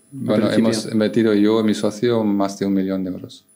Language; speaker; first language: Spanish; non-native, fluent; German